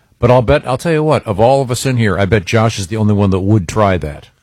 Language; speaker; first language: English; native; English